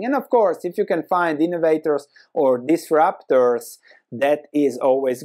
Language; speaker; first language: English; non-native, fluent; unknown